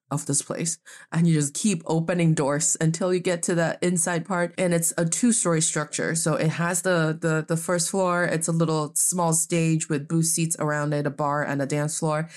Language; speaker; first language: English; non-native, fluent; Chinese